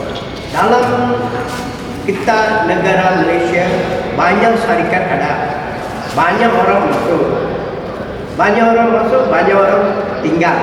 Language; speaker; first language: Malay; non-native, local second language; Tamil